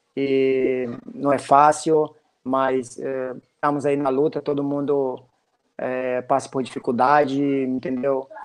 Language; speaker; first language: Portuguese; native; Portuguese